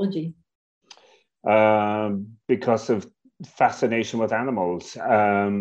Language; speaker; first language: English; native; English